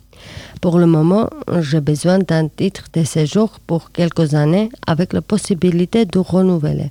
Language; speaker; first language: French; non-native, learner; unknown